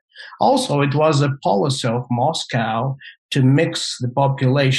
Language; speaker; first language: English; non-native, fluent; Russian